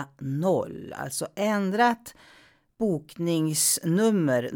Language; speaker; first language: Swedish; native; Swedish